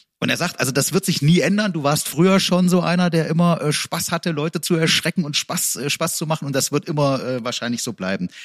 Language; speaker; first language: German; native; German